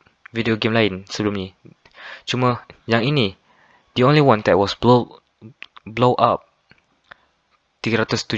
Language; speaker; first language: English; non-native, fluent; Malay